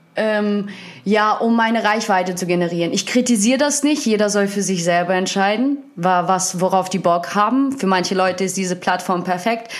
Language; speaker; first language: German; non-native, fluent; Ukrainian